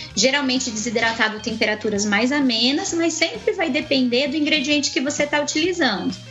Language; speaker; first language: Portuguese; native; Portuguese